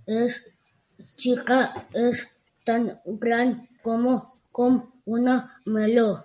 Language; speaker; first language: Catalan; non-native, local second language; Spanish